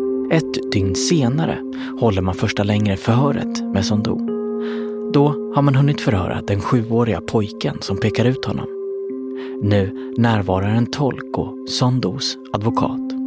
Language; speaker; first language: Swedish; native; Swedish